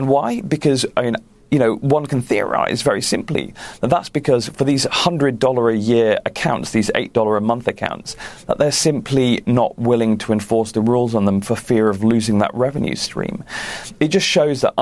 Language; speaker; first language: English; native; English